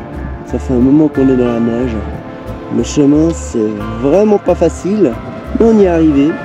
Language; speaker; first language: French; native; French